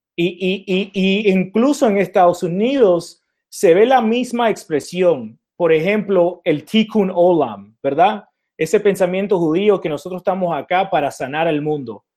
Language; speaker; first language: Spanish; early bilingual, heritage; Spanish